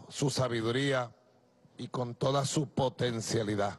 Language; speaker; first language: Spanish; native; Spanish